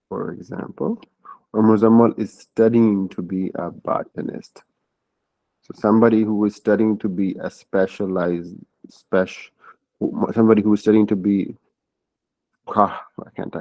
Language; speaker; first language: English; non-native, fluent; Urdu